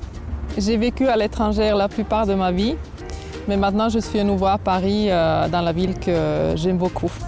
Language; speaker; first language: French; non-native, fluent; Finnish